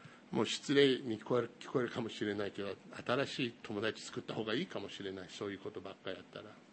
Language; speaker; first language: Japanese; non-native, fluent; English